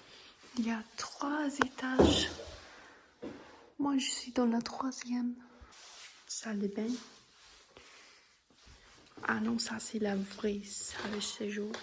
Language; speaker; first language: French; non-native, learner; English